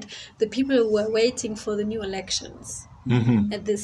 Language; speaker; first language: English; non-native, fluent; German